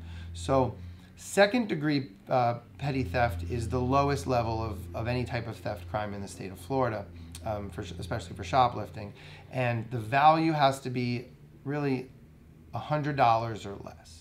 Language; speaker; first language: English; native; English